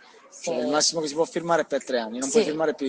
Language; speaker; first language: Italian; native; Italian